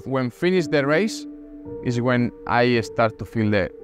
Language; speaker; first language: English; non-native, learner; Spanish